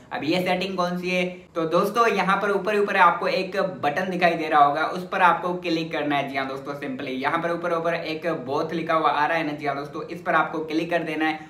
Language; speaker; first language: Hindi; native; Hindi